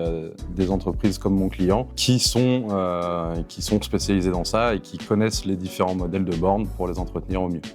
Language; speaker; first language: French; native; French